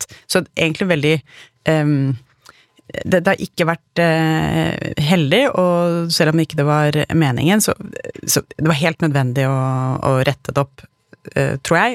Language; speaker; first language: Norwegian; native; Norwegian